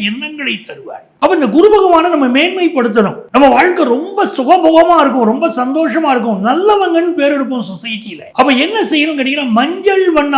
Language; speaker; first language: Tamil; native; Tamil